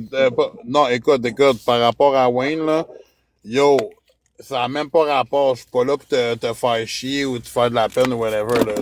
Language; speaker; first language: French; native; French